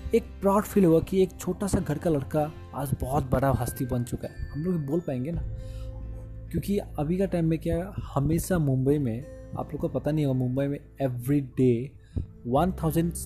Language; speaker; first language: Hindi; native; Hindi